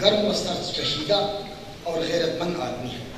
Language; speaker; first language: Urdu; non-native, local second language; Northern Hindko